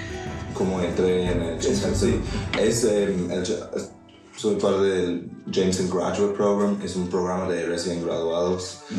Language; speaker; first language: Spanish; non-native, fluent; English